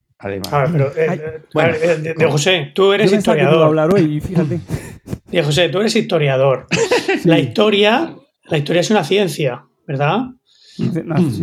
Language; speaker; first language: Spanish; native; Spanish